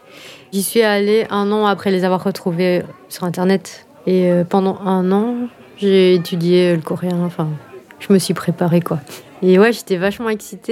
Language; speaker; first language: French; native; French